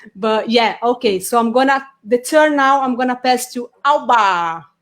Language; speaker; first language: English; non-native, fluent; Portuguese